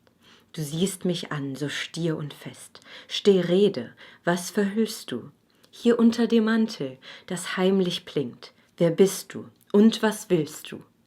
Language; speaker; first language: German; native; German